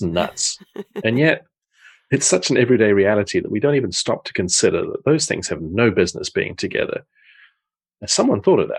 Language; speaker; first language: English; native; English